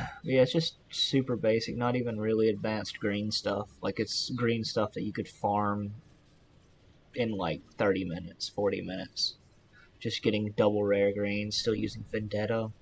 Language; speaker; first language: English; native; English